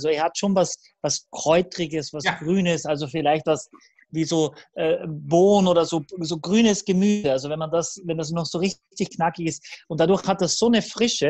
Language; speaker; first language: German; native; German